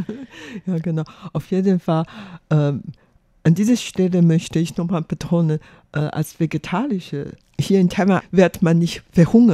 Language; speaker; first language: German; non-native, fluent; Chinese